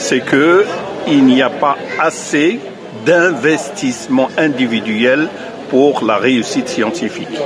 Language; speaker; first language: French; native; French